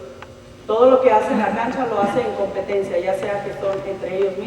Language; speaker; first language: Spanish; native; Spanish